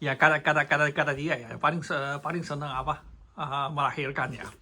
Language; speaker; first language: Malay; non-native, fluent; Chinese